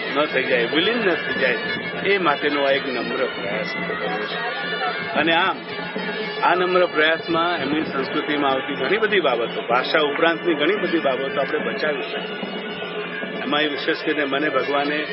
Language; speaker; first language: Gujarati; native; Gujarati